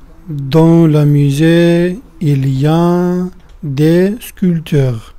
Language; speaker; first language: French; non-native, learner; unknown